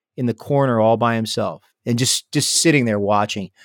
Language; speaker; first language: English; native; English